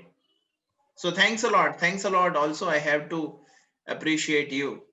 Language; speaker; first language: English; non-native, local second language; Gujarati